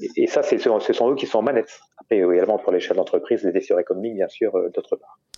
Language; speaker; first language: French; native; French